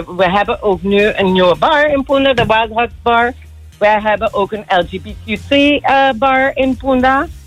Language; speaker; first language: Dutch; non-native, local second language; Papiamento